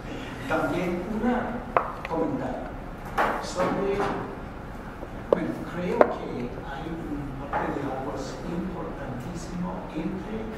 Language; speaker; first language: Spanish; non-native, fluent; English